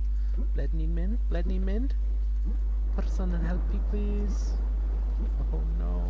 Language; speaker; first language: Welsh; non-native, learner; English